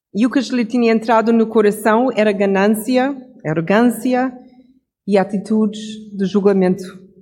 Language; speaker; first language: Portuguese; non-native, fluent; English